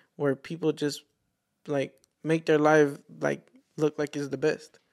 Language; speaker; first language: English; native; English